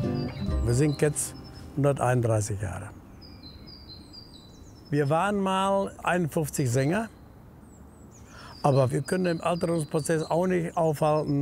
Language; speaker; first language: German; native; German